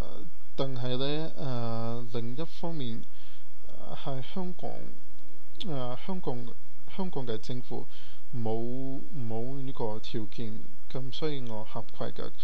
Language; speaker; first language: Cantonese; non-native, learner; Portuguese